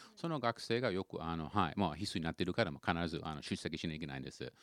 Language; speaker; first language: Japanese; non-native, fluent; English